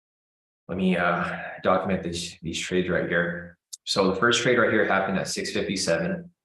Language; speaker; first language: English; native; English